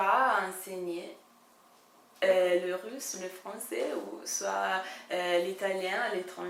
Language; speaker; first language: French; non-native, fluent; Italian